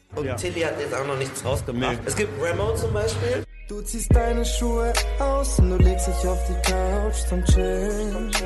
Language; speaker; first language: German; native; German